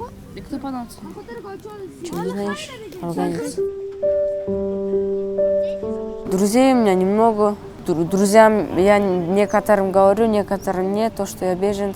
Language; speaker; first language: Russian; early bilingual, other home language; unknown